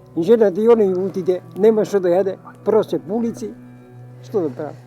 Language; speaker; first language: Macedonian; native; Macedonian